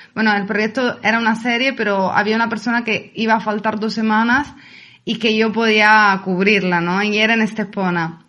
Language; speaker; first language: Spanish; non-native, fluent; Italian